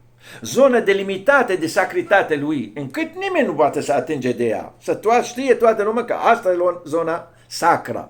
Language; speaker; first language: Romanian; non-native, fluent; Arabic